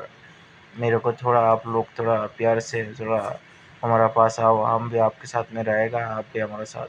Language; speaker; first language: Hindi; non-native, learner; Bangla